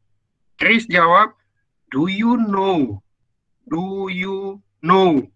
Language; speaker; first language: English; non-native, fluent; Indonesian